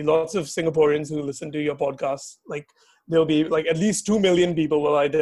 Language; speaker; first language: English; native; English